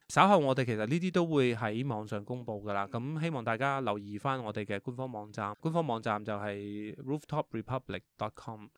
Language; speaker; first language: Cantonese; early bilingual, heritage; Cantonese